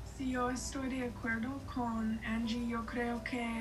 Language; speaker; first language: Spanish; non-native, learner; English